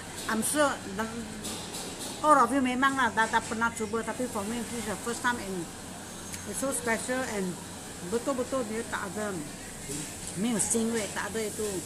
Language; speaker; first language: English; non-native, local second language; Chinese